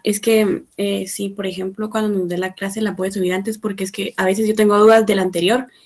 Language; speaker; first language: Spanish; native; Spanish